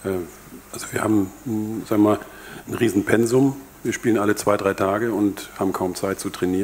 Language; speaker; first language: German; native; German